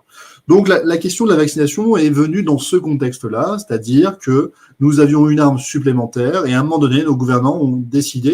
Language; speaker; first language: French; native; French